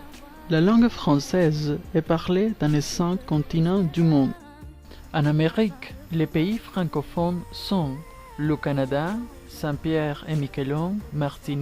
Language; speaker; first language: French; non-native, learner; Spanish